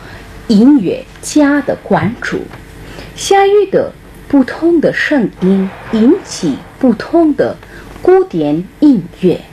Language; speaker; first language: Chinese; non-native, fluent; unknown